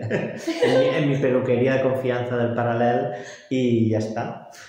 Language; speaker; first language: Spanish; native; Spanish